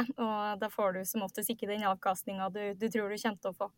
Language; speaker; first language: Norwegian; native; Norwegian